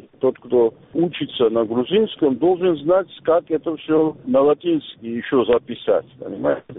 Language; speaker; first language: Russian; non-native, local second language; Georgian